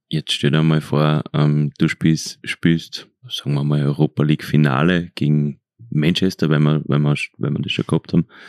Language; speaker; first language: German; native; German